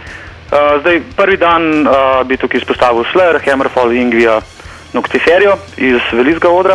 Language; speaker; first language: Slovenian; native; Slovenian